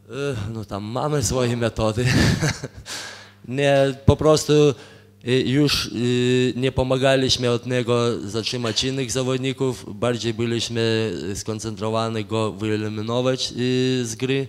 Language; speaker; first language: Polish; non-native, fluent; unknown